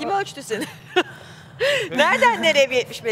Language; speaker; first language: Turkish; native; Turkish